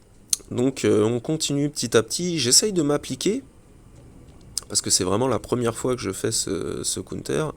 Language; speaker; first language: French; native; French